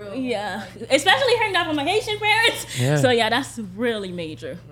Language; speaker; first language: English; early bilingual, other home language; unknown